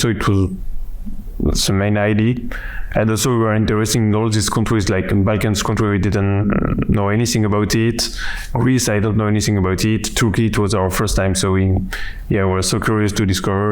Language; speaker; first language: English; non-native, fluent; French